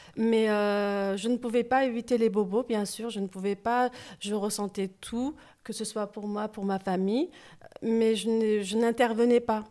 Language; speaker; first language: French; early bilingual, other home language; Turkish